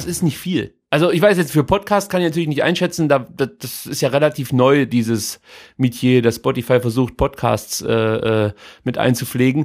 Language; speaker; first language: German; native; German